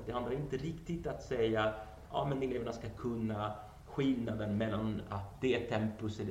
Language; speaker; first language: Swedish; non-native, fluent; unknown